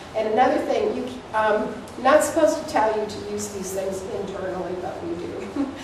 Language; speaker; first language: English; native; English